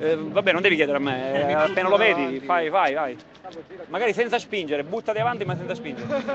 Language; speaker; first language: Italian; native; Italian